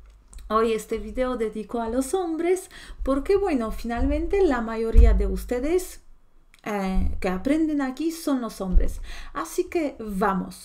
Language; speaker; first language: Spanish; non-native, fluent; Polish